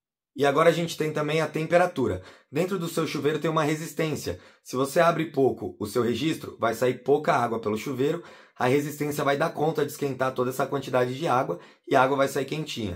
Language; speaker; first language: Portuguese; native; Portuguese